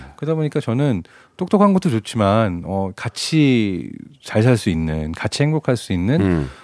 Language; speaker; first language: Korean; early bilingual, other home language; German